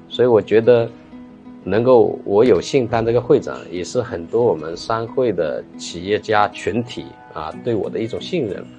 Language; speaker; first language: Chinese; native; Chinese